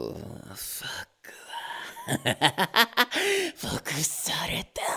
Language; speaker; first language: Japanese; non-native, learner; Spanish